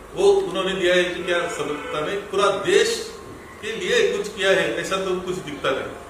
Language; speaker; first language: Hindi; non-native, local second language; Marathi